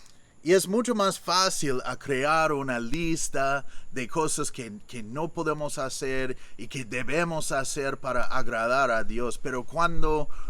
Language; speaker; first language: Spanish; non-native, fluent; English